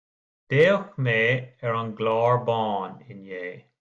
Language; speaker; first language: Irish; non-native, local second language; English